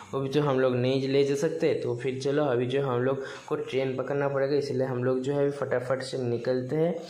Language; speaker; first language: Hindi; non-native, local second language; Bangla